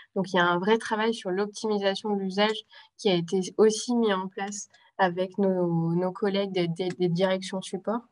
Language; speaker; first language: French; native; French